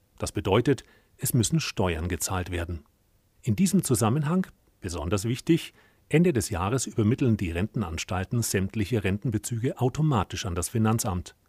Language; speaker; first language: German; native; German